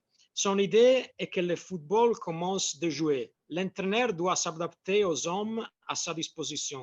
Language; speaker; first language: French; non-native, fluent; Italian